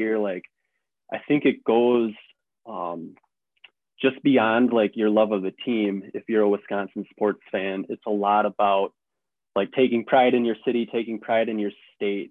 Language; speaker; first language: English; native; English